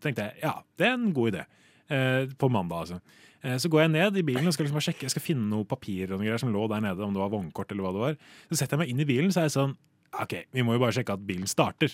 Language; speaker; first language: Norwegian; native; Norwegian